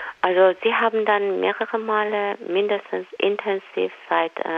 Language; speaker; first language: German; non-native, fluent; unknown